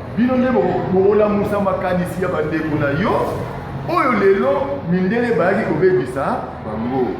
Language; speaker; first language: Lingala; non-native, local second language; Kongo